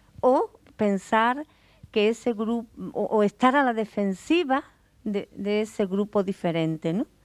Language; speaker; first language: Spanish; native; Spanish